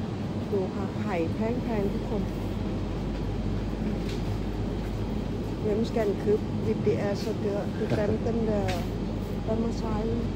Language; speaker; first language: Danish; non-native, learner; Thai